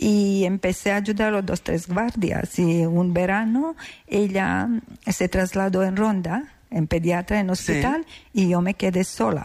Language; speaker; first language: Spanish; non-native, learner; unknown